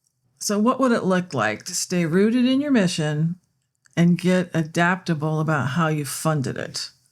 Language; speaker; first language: English; native; English